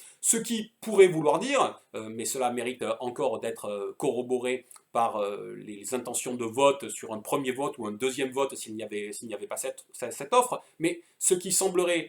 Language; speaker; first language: French; native; French